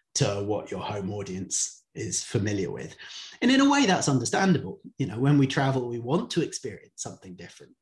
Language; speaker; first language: English; native; English